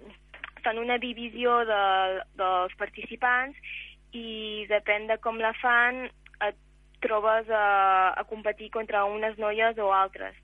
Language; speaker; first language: Catalan; early bilingual, heritage; Catalan